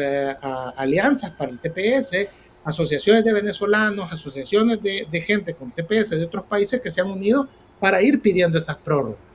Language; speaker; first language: Spanish; native; Spanish